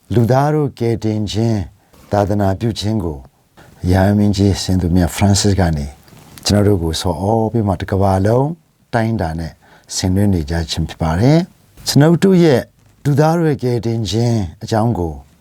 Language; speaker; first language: Burmese; non-native, local second language; Hakha Chin